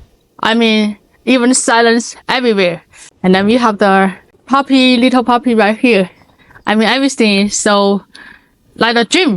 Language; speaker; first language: English; non-native, learner; Chinese